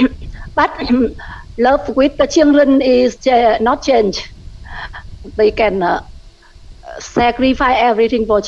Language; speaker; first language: English; non-native, learner; Vietnamese